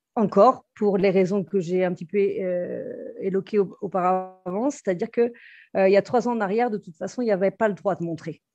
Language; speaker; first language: French; native; French